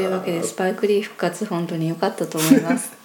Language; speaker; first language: Japanese; native; Japanese